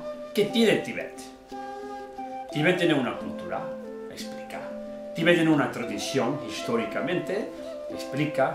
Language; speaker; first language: Spanish; non-native, learner; Tibetan